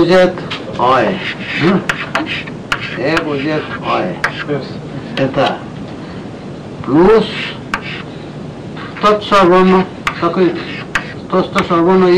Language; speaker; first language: Russian; non-native, learner; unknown